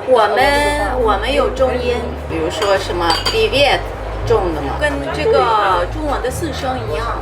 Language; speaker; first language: Chinese; non-native, fluent; Russian